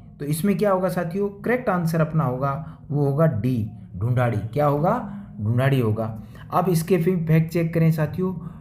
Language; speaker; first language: Hindi; native; Hindi